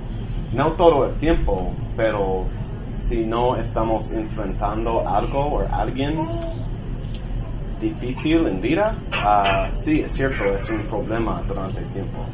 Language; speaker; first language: Spanish; non-native, learner; English